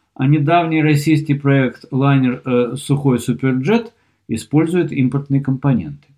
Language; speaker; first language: Russian; native; Russian